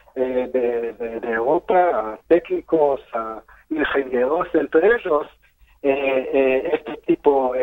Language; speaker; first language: Spanish; non-native, fluent; Hebrew